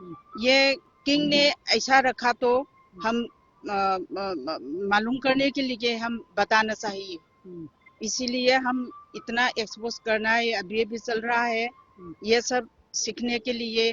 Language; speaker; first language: Hindi; non-native, local second language; Manipuri